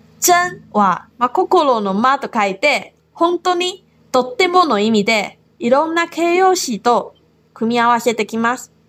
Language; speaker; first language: Japanese; non-native, fluent; Chinese